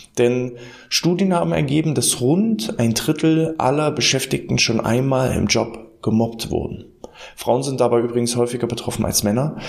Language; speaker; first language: German; native; German